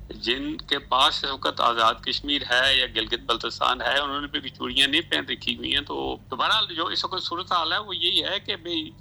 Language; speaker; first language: Urdu; non-native, local second language; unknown